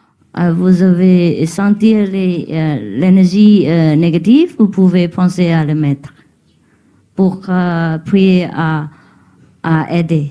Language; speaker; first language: French; non-native, learner; Vietnamese